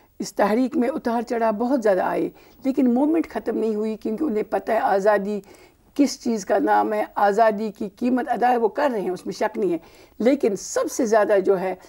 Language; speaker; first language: Urdu; non-native, local second language; Kashmiri